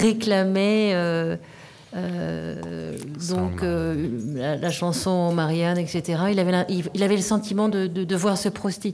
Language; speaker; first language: French; native; French